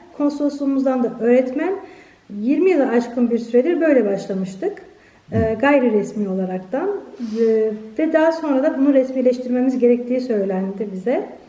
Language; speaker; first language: Turkish; early bilingual, heritage; Turkish